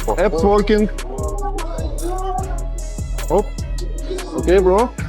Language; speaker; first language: English; non-native, learner; Russian